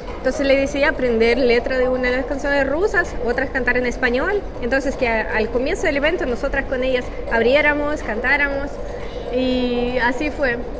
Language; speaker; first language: Spanish; non-native, fluent; Russian